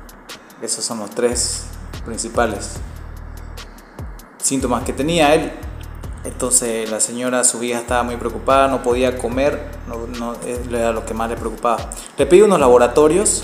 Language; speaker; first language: Spanish; native; Spanish